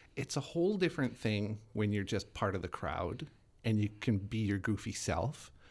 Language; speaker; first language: English; native; English